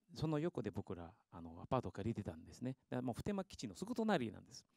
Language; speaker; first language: Japanese; early bilingual, heritage; Spanish